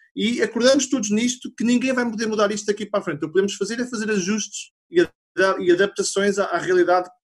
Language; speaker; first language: Portuguese; native; Portuguese